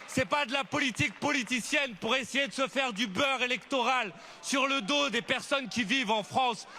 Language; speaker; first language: French; native; French